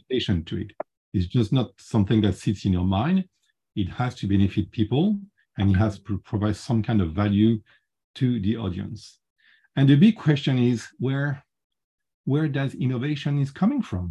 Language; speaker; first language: English; non-native, fluent; French